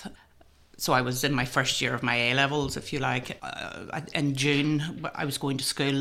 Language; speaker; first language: English; native; English